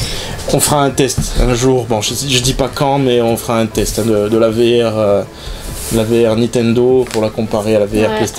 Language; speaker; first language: French; native; French